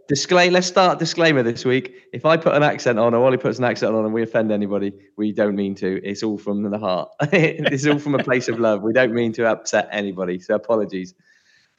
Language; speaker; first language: English; native; English